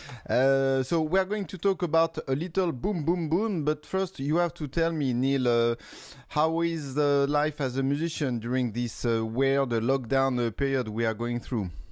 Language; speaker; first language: English; non-native, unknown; French